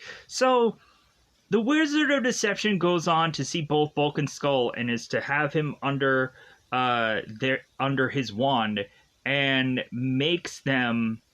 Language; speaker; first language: English; native; English